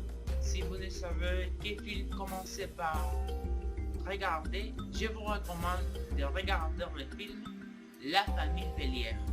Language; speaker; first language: French; non-native, learner; Spanish